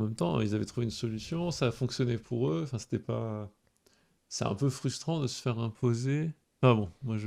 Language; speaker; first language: French; native; French